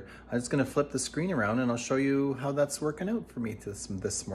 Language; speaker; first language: English; native; English